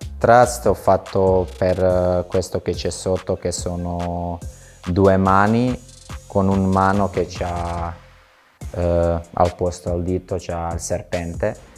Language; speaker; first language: Italian; non-native, fluent; Serbian